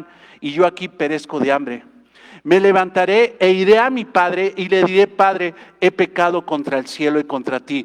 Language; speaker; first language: Spanish; native; Spanish